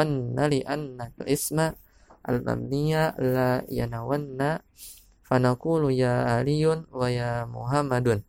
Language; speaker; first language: Arabic; non-native, fluent; Indonesian